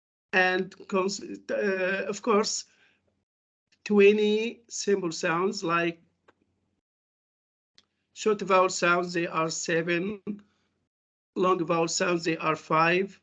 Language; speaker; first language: English; non-native, fluent; Arabic